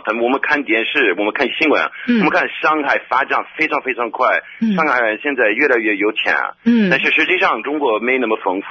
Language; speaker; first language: Chinese; non-native, fluent; English